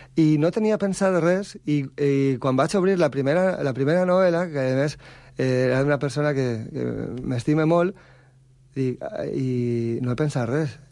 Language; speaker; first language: Catalan; native; Catalan